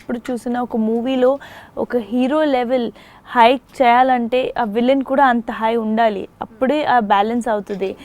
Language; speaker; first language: Telugu; non-native, fluent; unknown